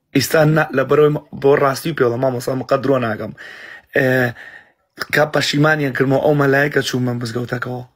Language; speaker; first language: Central Kurdish; early bilingual, heritage; Central Kurdish